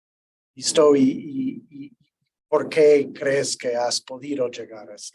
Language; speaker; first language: Spanish; non-native, fluent; English